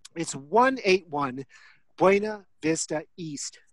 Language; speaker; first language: English; native; English